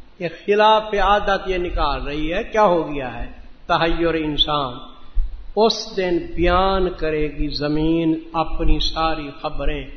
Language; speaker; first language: Urdu; native; Urdu